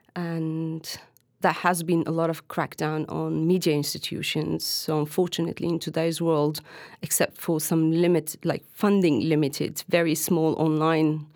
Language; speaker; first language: English; non-native, fluent; Turkish